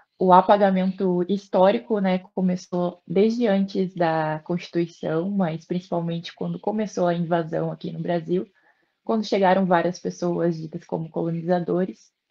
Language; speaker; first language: Portuguese; native; Portuguese